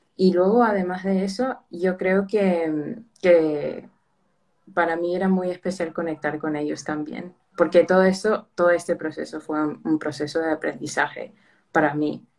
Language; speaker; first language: Spanish; early bilingual, heritage; Spanish